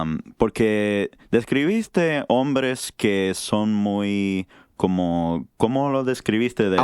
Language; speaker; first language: Spanish; non-native, fluent; English